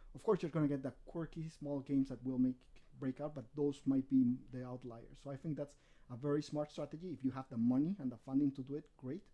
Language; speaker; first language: English; non-native, fluent; Spanish